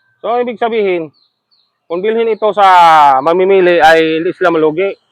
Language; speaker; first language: Filipino; non-native, local second language; Cebuano